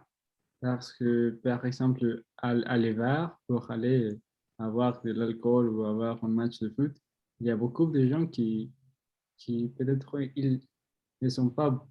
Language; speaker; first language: French; non-native, learner; Spanish